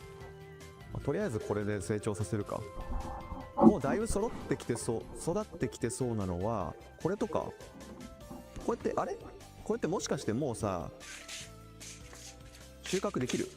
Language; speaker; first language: Japanese; native; Japanese